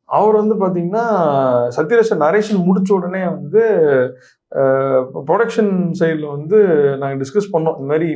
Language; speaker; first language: Tamil; native; Tamil